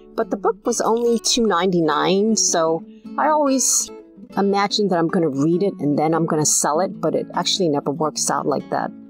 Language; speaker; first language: English; native; English